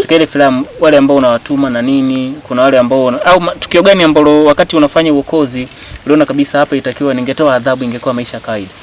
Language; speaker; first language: Swahili; native; Swahili